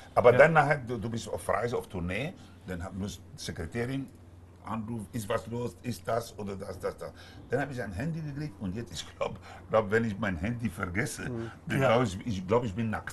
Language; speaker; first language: German; non-native, fluent; Spanish